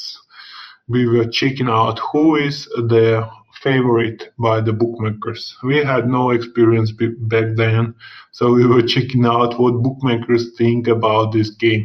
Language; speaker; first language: English; non-native, fluent; Russian